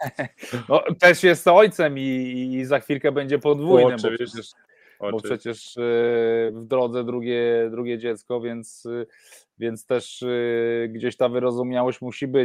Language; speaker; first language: Polish; native; Polish